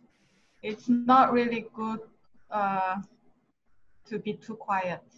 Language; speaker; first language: English; non-native, fluent; Korean